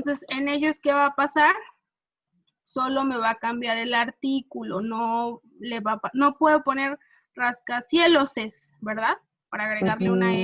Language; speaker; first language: Spanish; non-native, fluent; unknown